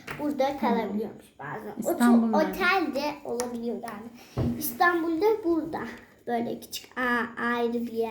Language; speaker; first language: Turkish; native; Turkish